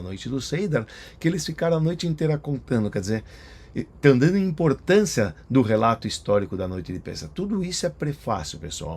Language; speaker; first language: Portuguese; native; Portuguese